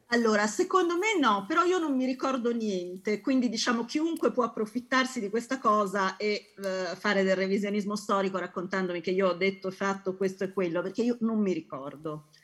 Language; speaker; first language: Italian; native; Italian